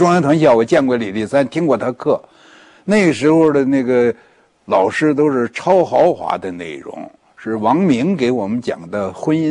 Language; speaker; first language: Chinese; native; Chinese